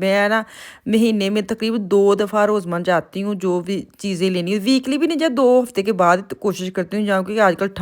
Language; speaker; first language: Hindi; non-native, local second language; Punjabi